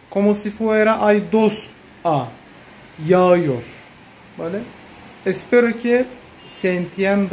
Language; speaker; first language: Spanish; non-native, fluent; Turkish